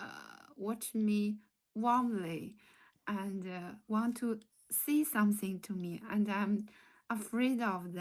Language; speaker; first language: English; non-native, learner; Chinese